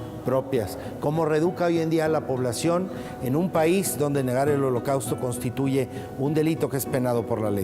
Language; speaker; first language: Spanish; native; Spanish